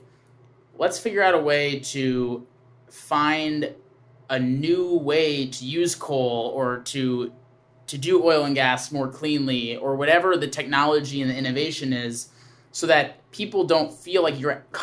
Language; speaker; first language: English; native; English